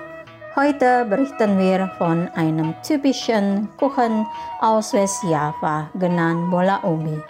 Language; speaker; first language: German; non-native, fluent; Indonesian